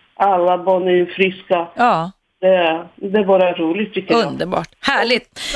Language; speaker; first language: Swedish; non-native, fluent; Serbian